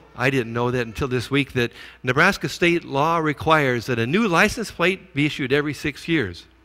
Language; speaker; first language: English; native; English